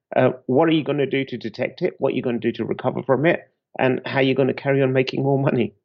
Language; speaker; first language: English; native; English